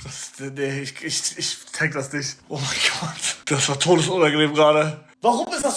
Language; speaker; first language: German; native; German